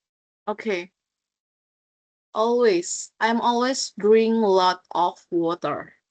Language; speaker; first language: English; non-native, learner; Indonesian